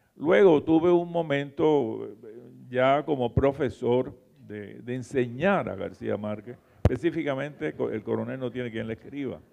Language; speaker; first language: Spanish; native; Spanish